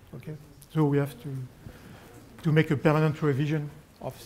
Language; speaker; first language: English; non-native, fluent; French